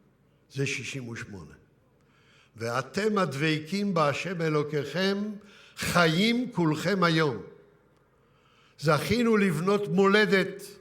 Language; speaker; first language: Hebrew; early bilingual, other home language; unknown